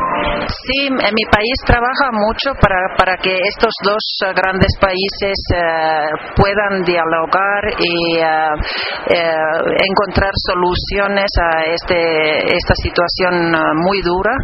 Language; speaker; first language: Spanish; non-native, fluent; Finnish